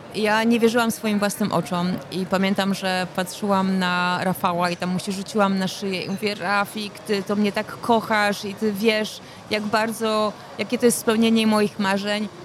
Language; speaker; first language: Polish; native; Polish